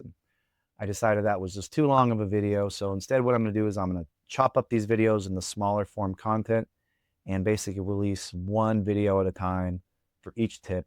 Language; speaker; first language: English; native; English